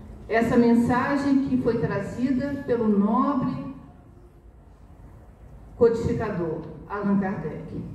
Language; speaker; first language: Portuguese; native; Portuguese